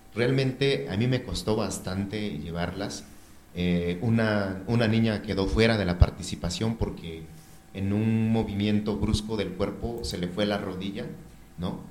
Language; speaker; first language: Spanish; non-native, local second language; Mixtepec Mixtec